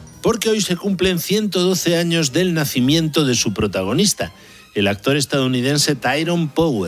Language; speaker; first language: Spanish; native; Spanish